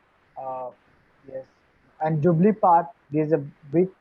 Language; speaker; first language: English; non-native, learner; Hindi